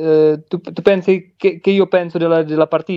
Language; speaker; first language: Italian; non-native, learner; Czech